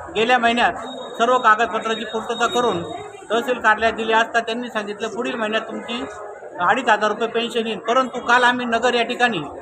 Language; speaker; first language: Marathi; native; Marathi